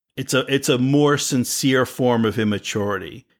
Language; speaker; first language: English; native; English